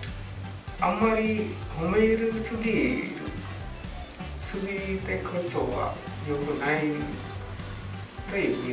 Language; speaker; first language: Japanese; non-native, learner; Hindi